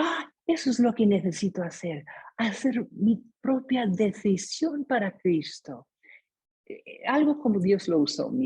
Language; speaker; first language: Spanish; non-native, fluent; English